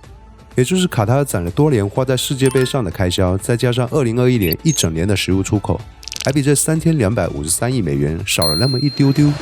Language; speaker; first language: Chinese; native; Chinese